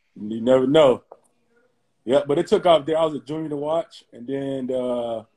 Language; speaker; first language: English; native; English